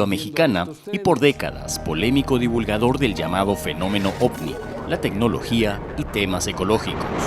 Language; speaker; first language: Spanish; native; Spanish